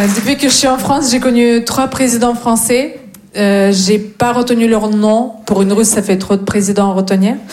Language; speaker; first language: French; non-native, fluent; Russian